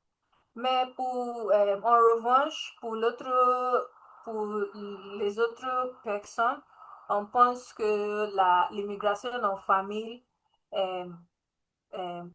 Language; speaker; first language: French; non-native, learner; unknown